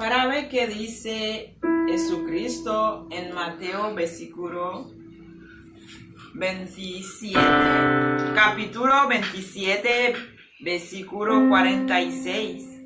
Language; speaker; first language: Spanish; non-native, learner; Haitian Creole